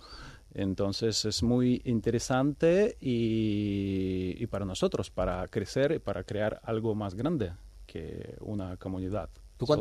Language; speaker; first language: Spanish; non-native, fluent; Ukrainian